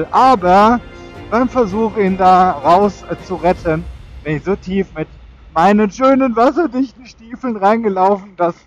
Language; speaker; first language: German; native; German